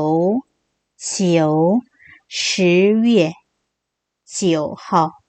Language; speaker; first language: Chinese; non-native, fluent; Korean